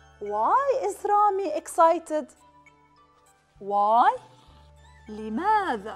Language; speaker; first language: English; non-native, fluent; Arabic